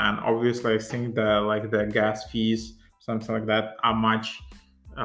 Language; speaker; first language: English; non-native, fluent; Ukrainian